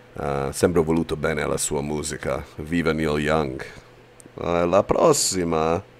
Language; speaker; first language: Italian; early bilingual, heritage; Italian